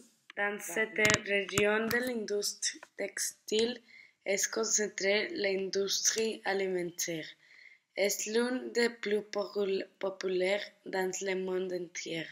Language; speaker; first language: French; non-native, learner; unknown